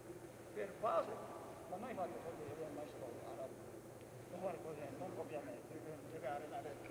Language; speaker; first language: Italian; non-native, learner; Japanese